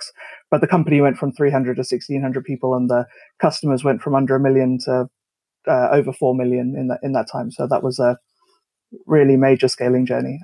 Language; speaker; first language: English; native; English